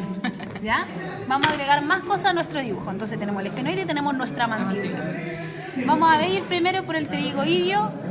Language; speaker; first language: Spanish; native; Spanish